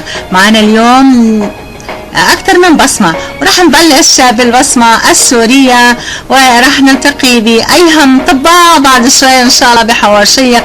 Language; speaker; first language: Arabic; native; Arabic